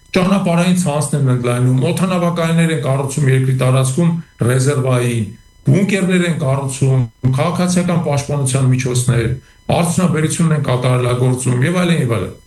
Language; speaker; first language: Armenian; native; Armenian